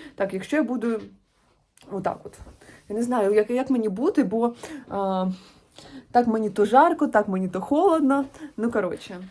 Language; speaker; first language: Ukrainian; non-native, local second language; Russian